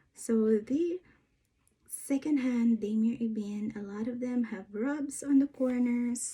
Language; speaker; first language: English; non-native, fluent; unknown